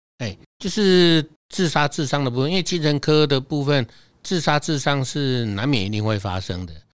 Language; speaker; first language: Chinese; native; Chinese